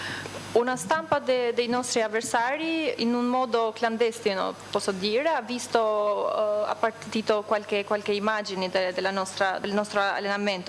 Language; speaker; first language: Italian; non-native, fluent; Albanian